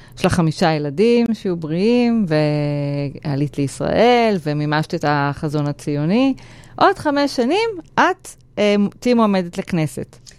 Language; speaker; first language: Hebrew; native; Hebrew